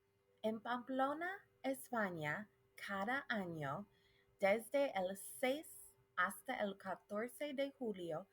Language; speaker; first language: Spanish; non-native, fluent; English